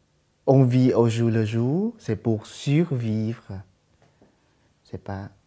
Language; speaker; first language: French; non-native, fluent; Thai